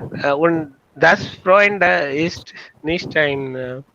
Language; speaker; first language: German; non-native, learner; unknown